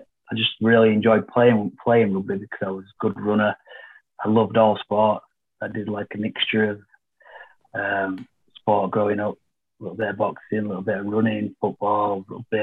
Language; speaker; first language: English; native; English